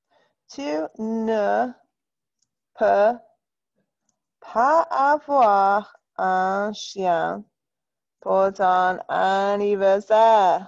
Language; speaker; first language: French; non-native, fluent; English